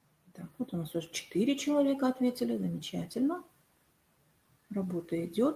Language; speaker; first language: Russian; native; Russian